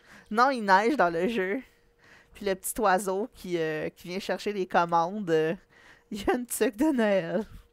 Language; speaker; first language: French; native; French